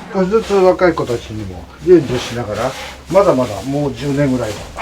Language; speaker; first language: Japanese; native; Japanese